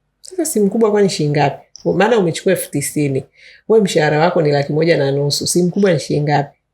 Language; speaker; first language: Swahili; native; Swahili